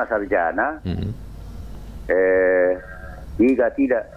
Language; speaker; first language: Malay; non-native, local second language; Buginese